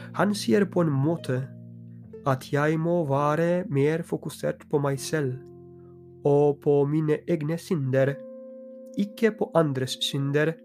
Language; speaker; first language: Norwegian; non-native, fluent; Polish